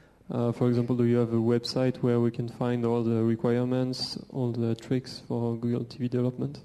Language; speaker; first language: English; non-native, fluent; French